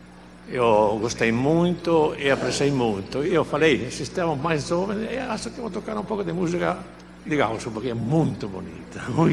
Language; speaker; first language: Portuguese; non-native, learner; Italian